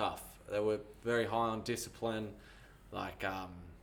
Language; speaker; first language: English; native; English